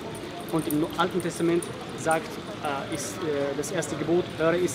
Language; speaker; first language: German; early bilingual, other home language; Bosnian